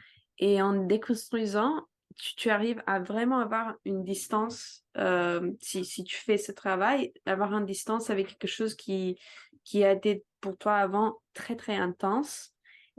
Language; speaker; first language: French; non-native, fluent; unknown